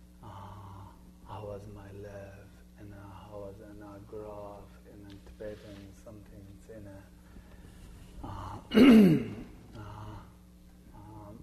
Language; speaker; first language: English; non-native, learner; Chinese